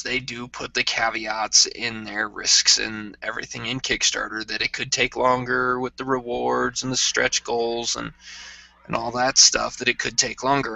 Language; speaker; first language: English; native; English